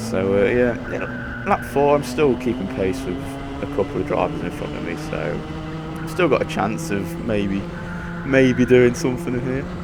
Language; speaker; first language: English; native; English